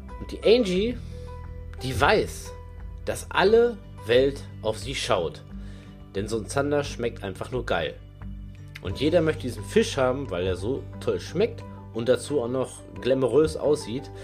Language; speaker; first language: German; native; German